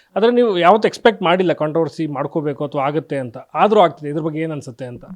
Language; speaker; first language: Kannada; native; Kannada